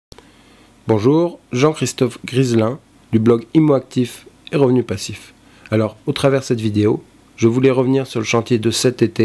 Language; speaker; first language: French; native; French